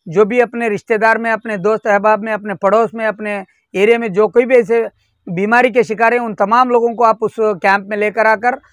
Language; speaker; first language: Hindi; non-native, local second language; Urdu